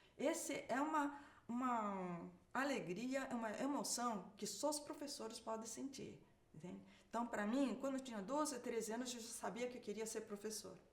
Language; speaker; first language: Portuguese; early bilingual, other home language; Japanese